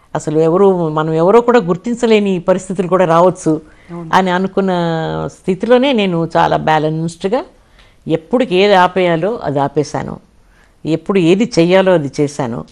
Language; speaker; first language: Telugu; non-native, local second language; English